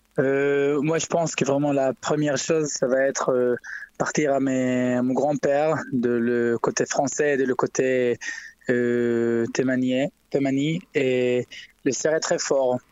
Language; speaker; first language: French; non-native, learner; Hebrew